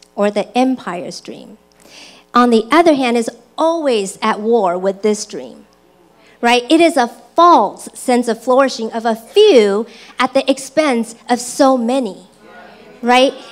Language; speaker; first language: English; early bilingual, other home language; Chinese